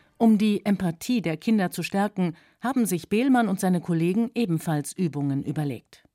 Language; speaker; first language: German; native; German